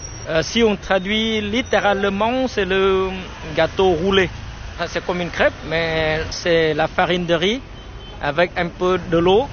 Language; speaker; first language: French; non-native, fluent; Vietnamese